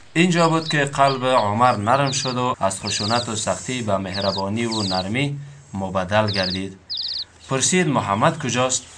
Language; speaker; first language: Persian; native; Persian